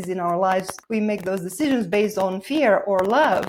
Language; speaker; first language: English; non-native, fluent; Romanian